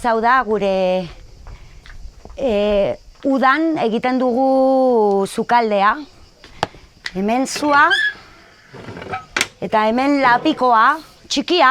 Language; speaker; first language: Basque; non-native, local second language; Spanish